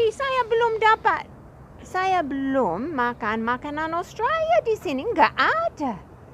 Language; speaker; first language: Indonesian; non-native, fluent; English